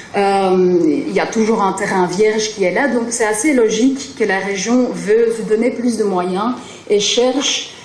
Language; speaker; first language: French; non-native, local second language; Dutch